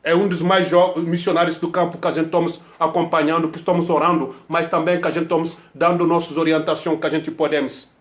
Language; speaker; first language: Portuguese; non-native, fluent; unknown